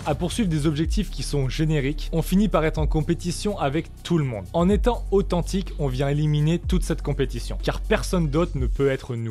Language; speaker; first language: French; native; French